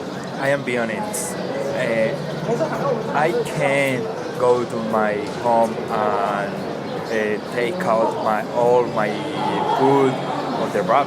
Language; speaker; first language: English; non-native, learner; Spanish